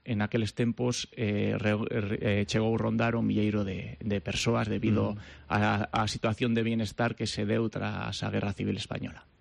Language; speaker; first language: Galician; early bilingual, heritage; Galician